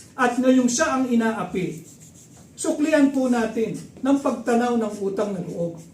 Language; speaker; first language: Filipino; native; Filipino